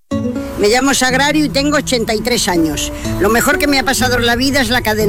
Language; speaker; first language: Spanish; native; Spanish